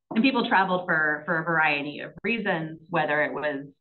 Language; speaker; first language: English; native; English